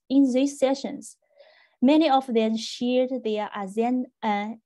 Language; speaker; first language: English; non-native, fluent; Chinese